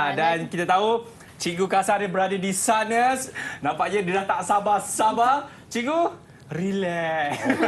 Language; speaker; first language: Malay; native; Malay